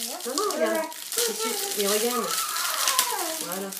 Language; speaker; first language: French; native; French